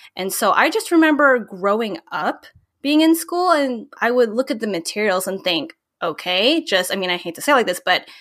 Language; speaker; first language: English; early bilingual, other home language; Filipino